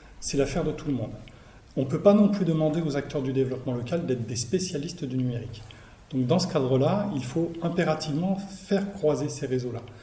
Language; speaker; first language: French; native; French